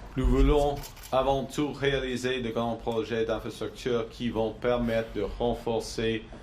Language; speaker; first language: French; non-native, local second language; English